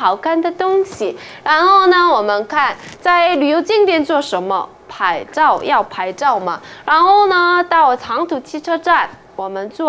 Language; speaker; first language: Chinese; non-native, fluent; Korean